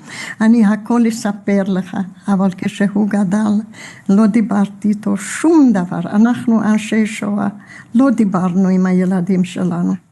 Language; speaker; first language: Hebrew; non-native, fluent; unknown